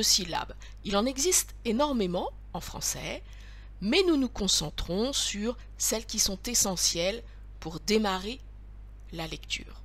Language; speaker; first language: French; native; French